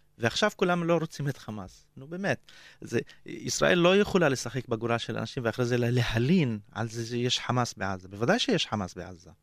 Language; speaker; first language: Hebrew; non-native, local second language; Arabic